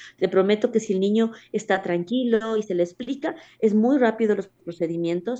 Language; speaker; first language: Spanish; native; Spanish